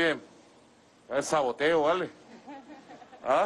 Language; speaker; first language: Spanish; native; Spanish